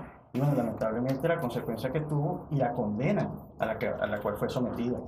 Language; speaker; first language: Spanish; native; Spanish